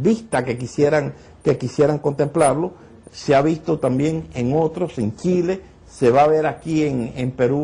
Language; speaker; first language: Spanish; native; Spanish